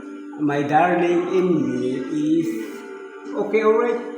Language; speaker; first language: English; non-native, learner; Filipino